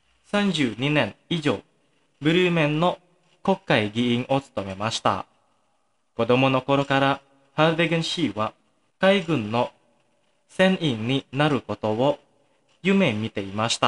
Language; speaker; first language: Japanese; non-native, fluent; Indonesian